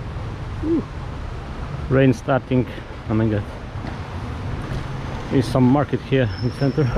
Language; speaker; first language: English; non-native, fluent; Russian